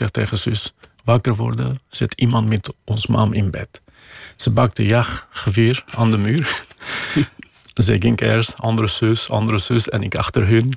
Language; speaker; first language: Dutch; non-native, fluent; Kurdish